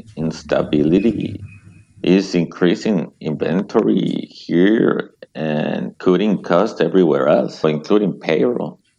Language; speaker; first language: English; non-native, fluent; Spanish